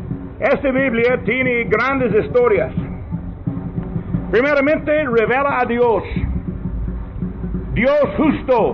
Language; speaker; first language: Spanish; non-native, learner; English